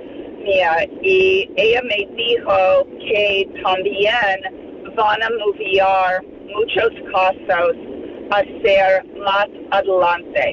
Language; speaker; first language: Spanish; non-native, learner; English